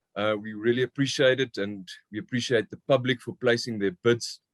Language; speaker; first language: English; non-native, local second language; Afrikaans